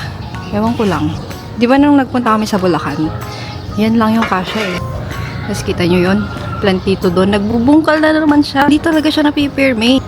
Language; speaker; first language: Filipino; native; Filipino